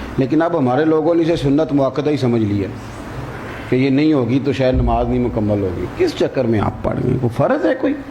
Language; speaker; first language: Urdu; non-native, local second language; Punjabi